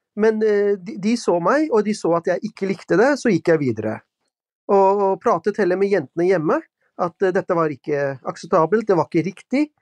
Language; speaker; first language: Norwegian; early bilingual, other home language; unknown